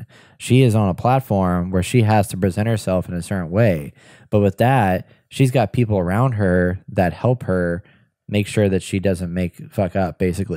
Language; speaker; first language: English; native; English